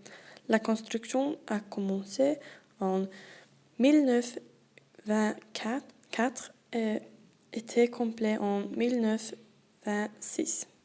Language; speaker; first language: French; non-native, learner; Swedish